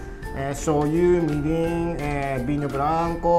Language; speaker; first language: Portuguese; non-native, learner; Japanese